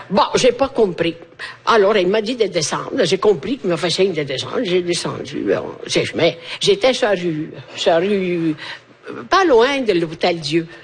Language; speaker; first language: French; non-native, fluent; Italian